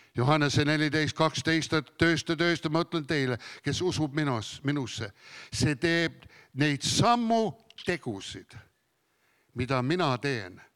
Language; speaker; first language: Estonian; non-native, fluent; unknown